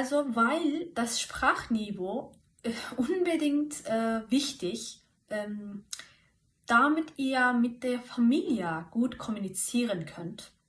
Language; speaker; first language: German; non-native, fluent; Turkish